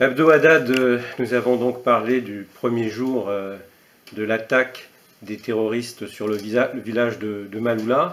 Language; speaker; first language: French; native; French